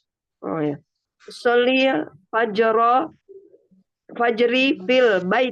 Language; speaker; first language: Arabic; non-native, learner; Indonesian